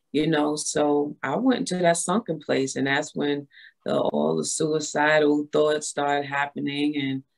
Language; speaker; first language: English; native; English